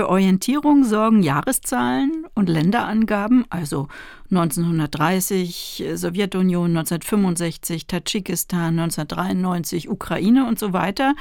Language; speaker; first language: German; native; German